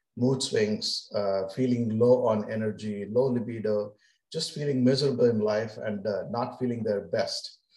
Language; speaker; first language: English; non-native, local second language; Kannada